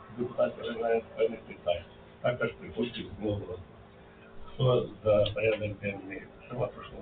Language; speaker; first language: Ukrainian; non-native, local second language; Russian